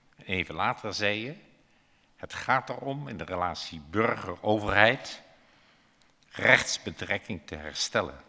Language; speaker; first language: Dutch; native; Dutch